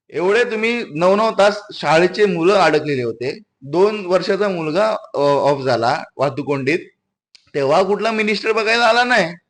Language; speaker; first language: Marathi; native; Marathi